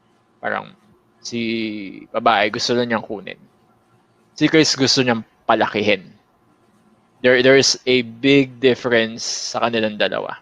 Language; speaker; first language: Filipino; native; Filipino